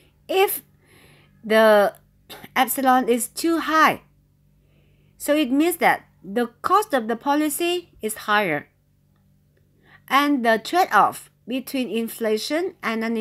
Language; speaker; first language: English; non-native, fluent; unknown